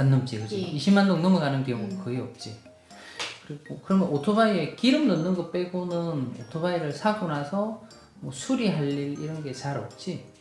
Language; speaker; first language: Korean; native; Korean